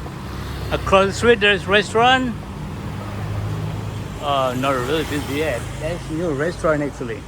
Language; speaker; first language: English; non-native, learner; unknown